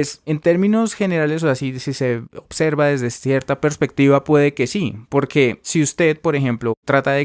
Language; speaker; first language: Spanish; native; Spanish